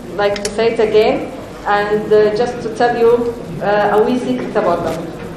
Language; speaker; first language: English; non-native, fluent; Arabic